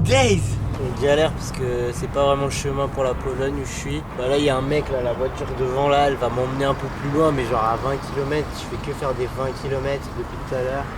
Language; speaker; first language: French; native; French